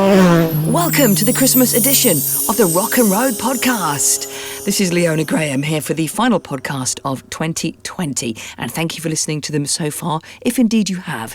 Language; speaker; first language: English; native; English